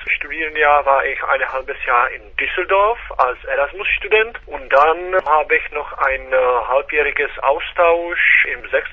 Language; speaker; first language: German; non-native, fluent; Czech